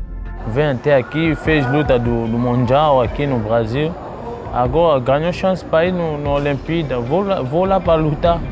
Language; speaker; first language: Portuguese; non-native, learner; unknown